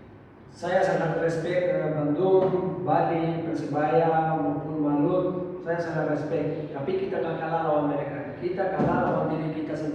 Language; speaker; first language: Indonesian; non-native, fluent; Portuguese